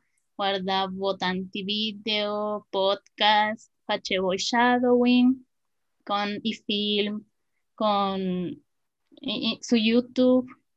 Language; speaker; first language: Italian; non-native, fluent; Spanish